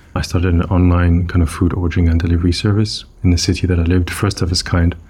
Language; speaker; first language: English; non-native, local second language; Yoruba